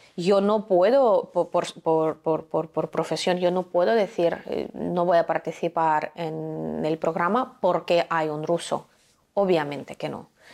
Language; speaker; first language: Spanish; non-native, fluent; Ukrainian